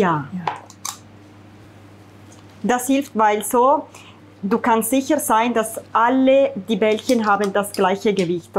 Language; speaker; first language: German; non-native, fluent; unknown